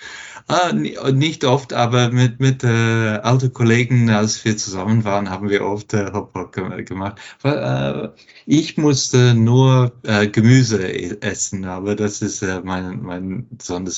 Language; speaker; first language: German; non-native, fluent; English